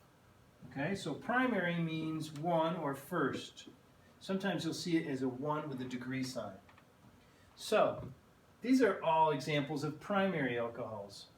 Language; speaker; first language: English; native; English